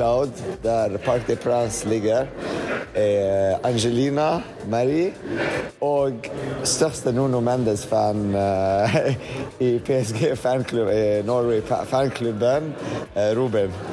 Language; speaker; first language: Norwegian; non-native, fluent; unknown